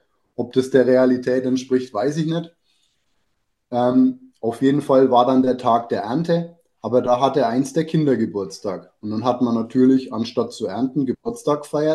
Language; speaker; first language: German; native; German